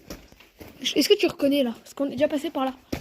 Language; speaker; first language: French; native; French